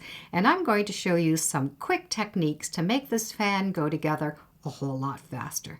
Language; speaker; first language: English; native; English